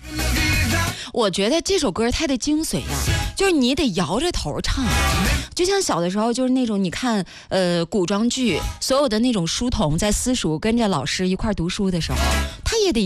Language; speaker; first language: Chinese; native; Chinese